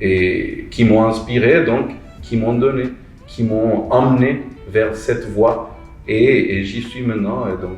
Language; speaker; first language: French; non-native, fluent; Spanish